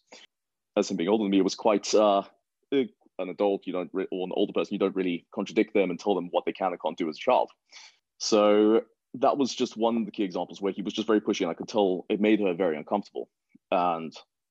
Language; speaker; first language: English; native; English